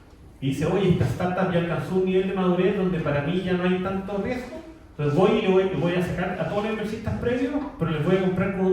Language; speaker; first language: Spanish; native; Spanish